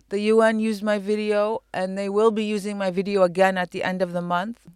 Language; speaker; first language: English; non-native, fluent; Arabic